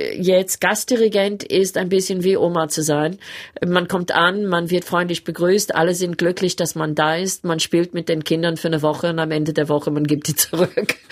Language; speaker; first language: German; non-native, fluent; English